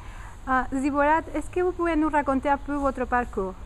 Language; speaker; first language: French; non-native, fluent; Spanish